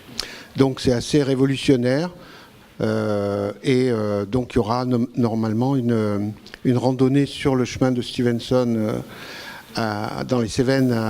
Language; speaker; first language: French; native; French